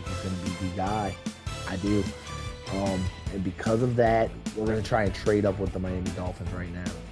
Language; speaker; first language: English; native; English